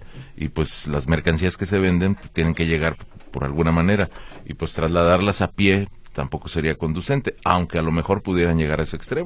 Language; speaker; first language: Spanish; native; Spanish